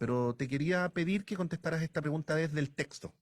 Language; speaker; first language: Spanish; native; Spanish